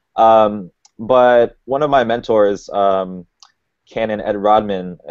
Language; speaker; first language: English; native; English